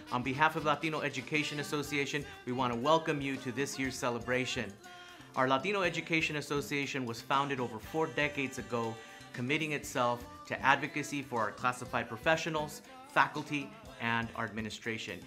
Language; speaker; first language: English; early bilingual, other home language; Spanish